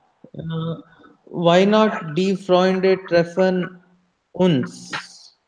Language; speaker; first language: German; non-native, learner; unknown